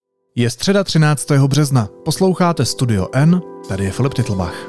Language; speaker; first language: Czech; native; Czech